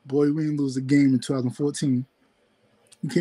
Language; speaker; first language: English; native; English